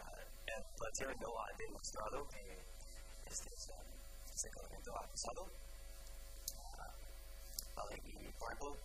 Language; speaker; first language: Spanish; non-native, fluent; English